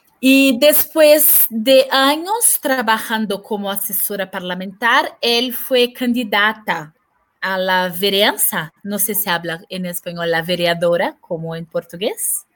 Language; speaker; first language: Spanish; non-native, fluent; Portuguese